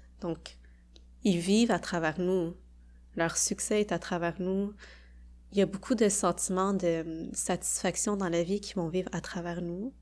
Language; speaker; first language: French; early bilingual, other home language; Khmer